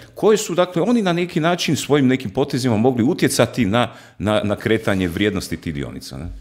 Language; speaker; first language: Croatian; native; Croatian